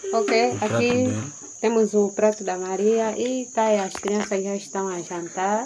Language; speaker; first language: Portuguese; non-native, local second language; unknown